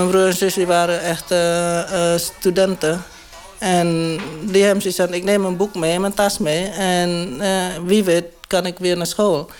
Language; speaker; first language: Dutch; non-native, learner; Khmer